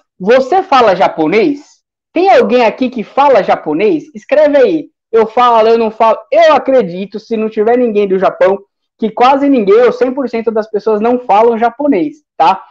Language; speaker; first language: Portuguese; native; Portuguese